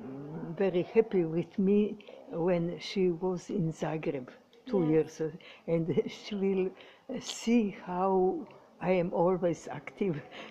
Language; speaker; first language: English; non-native, learner; Croatian